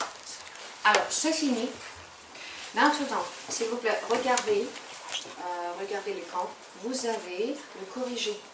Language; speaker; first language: French; non-native, fluent; Ukrainian